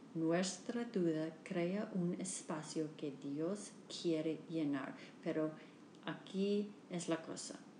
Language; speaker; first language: Spanish; non-native, learner; English